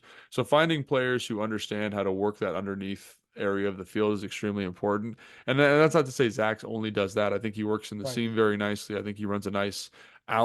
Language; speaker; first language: English; native; English